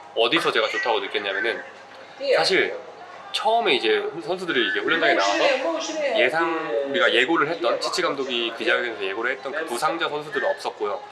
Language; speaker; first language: Korean; native; Korean